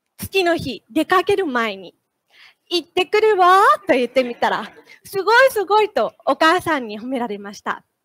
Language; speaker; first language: Japanese; non-native, fluent; Thai